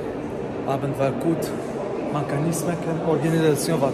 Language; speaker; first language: German; non-native, learner; Arabic